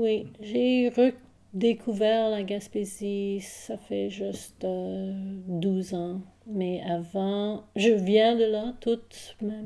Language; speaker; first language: French; non-native, local second language; English